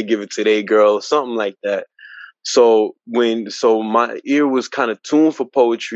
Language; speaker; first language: English; native; English